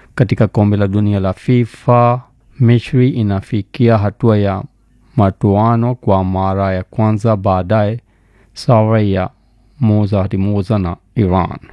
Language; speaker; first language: Swahili; non-native, fluent; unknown